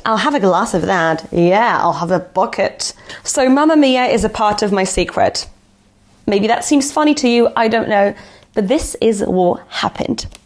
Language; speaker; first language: English; non-native, fluent; Polish